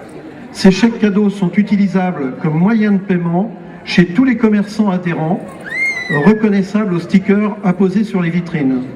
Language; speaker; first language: French; native; French